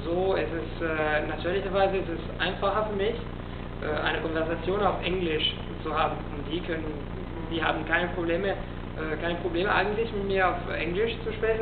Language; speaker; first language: German; non-native, fluent; Italian